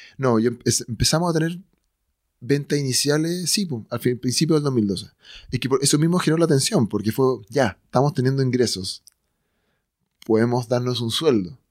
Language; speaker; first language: Spanish; native; Spanish